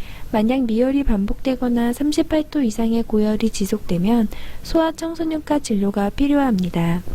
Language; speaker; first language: Korean; native; Korean